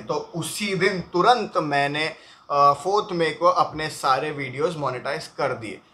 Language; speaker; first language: Hindi; non-native, local second language; Marathi